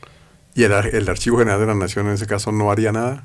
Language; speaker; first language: Spanish; native; Spanish